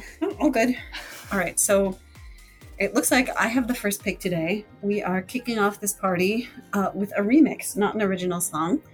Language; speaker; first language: English; native; English